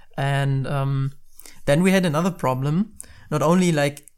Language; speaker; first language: English; non-native, fluent; German